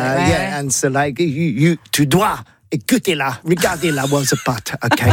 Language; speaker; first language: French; non-native, learner; English